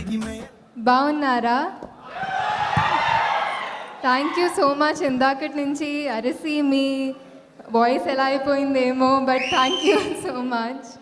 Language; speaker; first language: Telugu; non-native, local second language; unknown